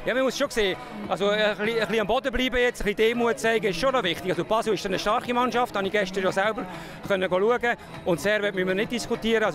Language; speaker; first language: German; native; German